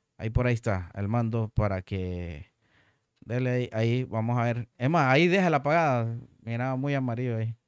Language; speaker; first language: Spanish; native; Spanish